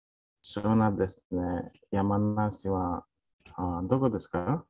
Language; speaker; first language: Japanese; non-native, learner; Greek